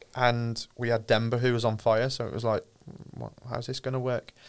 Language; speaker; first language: English; native; English